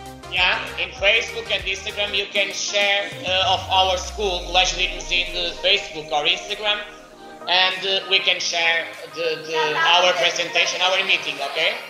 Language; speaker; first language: English; non-native, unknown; Portuguese